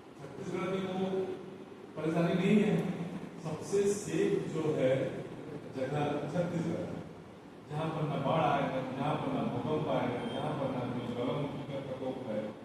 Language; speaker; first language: Hindi; native; Hindi